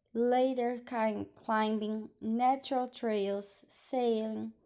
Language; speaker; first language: English; non-native, fluent; Portuguese